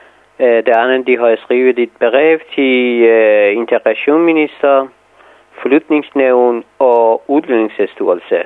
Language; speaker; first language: Danish; non-native, fluent; Persian